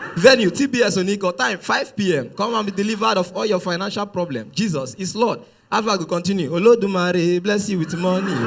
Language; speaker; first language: Nigerian Pidgin; non-native, local second language; Yoruba